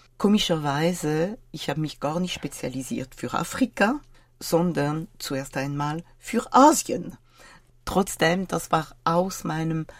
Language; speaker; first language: German; non-native, fluent; French